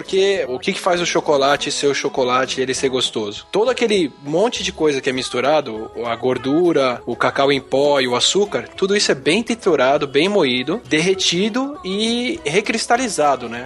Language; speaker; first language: Portuguese; native; Portuguese